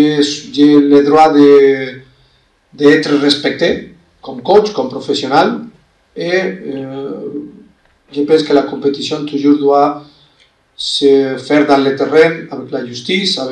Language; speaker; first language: French; non-native, fluent; Spanish